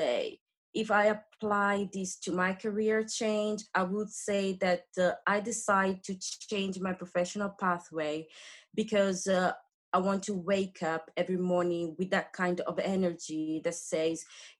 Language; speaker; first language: English; non-native, fluent; Italian